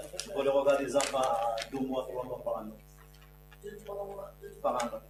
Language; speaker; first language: French; non-native, learner; Arabic